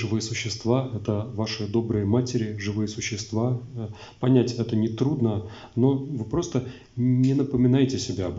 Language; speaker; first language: Russian; native; Russian